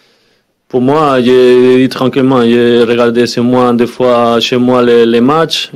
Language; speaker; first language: French; non-native, learner; Spanish